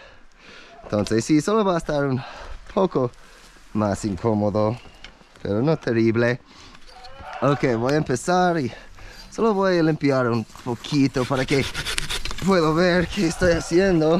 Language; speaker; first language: Spanish; non-native, learner; English